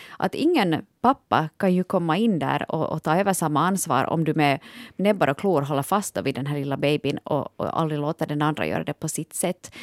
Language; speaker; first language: Swedish; native; Swedish